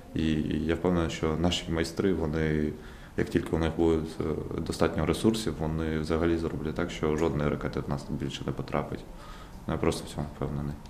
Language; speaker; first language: Ukrainian; non-native, local second language; Russian